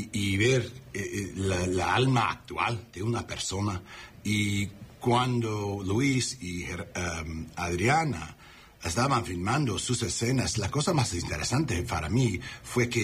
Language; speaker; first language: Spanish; non-native, learner; English